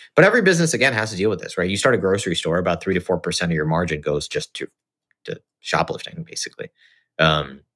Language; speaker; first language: English; native; English